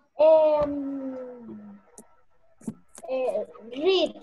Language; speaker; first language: English; non-native, learner; Spanish